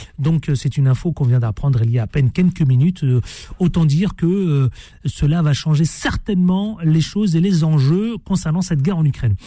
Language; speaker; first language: French; native; French